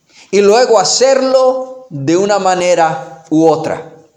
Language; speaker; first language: Spanish; non-native, fluent; English